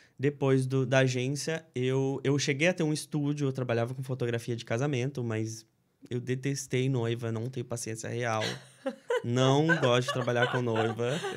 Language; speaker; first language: Portuguese; native; Portuguese